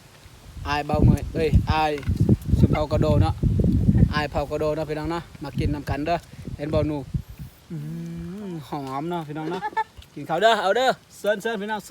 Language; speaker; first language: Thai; non-native, local second language; Northeastern Thai